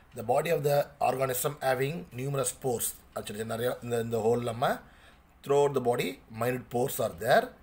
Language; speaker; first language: English; non-native, local second language; Tamil